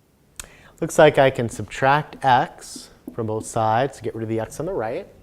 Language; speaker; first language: English; native; English